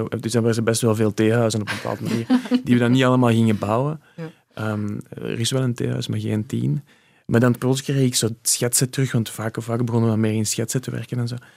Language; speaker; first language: Dutch; native; Dutch